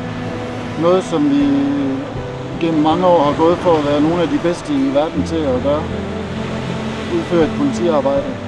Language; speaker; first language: Danish; native; Danish